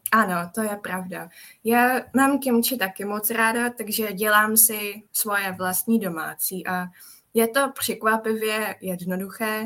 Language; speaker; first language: Czech; non-native, fluent; Japanese